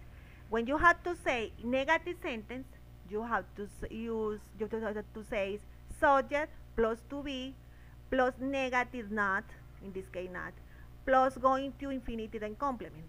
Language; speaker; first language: English; non-native, learner; Spanish